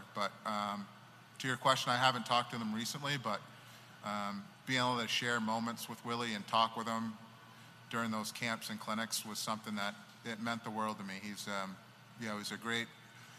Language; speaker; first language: English; native; English